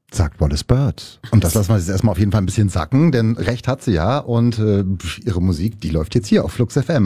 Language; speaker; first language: German; native; German